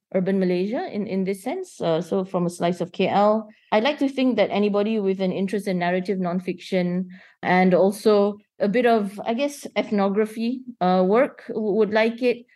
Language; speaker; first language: English; non-native, local second language; Malay